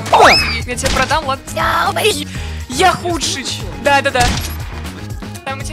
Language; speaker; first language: Russian; native; Russian